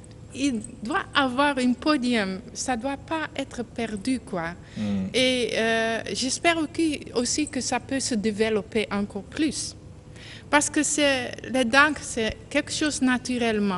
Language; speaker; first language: French; non-native, learner; Dutch